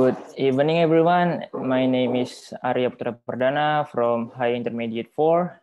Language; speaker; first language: English; non-native, learner; Indonesian